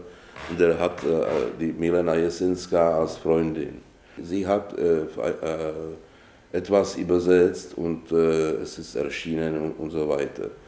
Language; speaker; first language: German; non-native, fluent; Czech